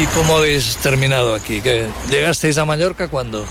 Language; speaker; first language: Spanish; native; Spanish